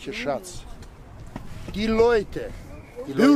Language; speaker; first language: German; non-native, learner; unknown